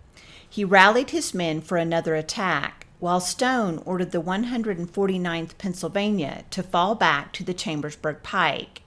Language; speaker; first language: English; native; English